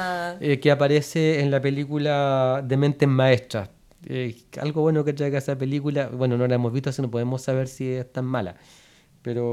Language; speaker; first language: Spanish; native; Spanish